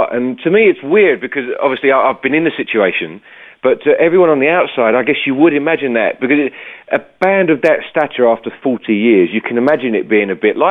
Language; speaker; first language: English; native; English